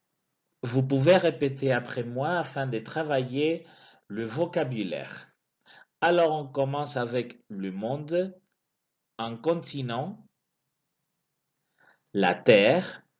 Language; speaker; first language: French; non-native, fluent; Spanish